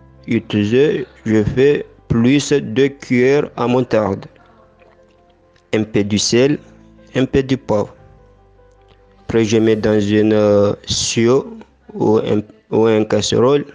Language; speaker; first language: French; non-native, learner; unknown